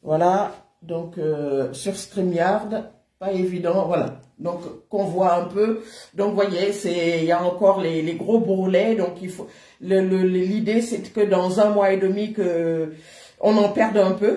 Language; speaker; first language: French; native; French